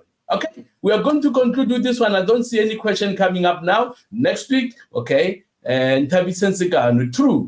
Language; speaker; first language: English; non-native, local second language; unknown